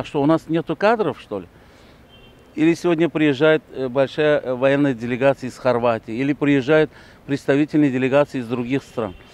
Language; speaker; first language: Russian; non-native, local second language; Azerbaijani